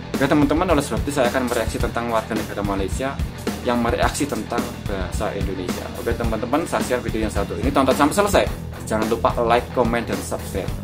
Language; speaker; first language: Indonesian; native; Indonesian